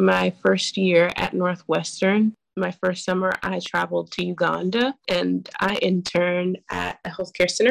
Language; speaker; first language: English; native; English